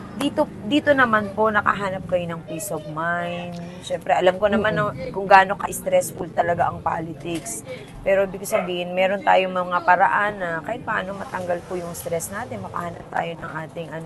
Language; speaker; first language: Filipino; native; Filipino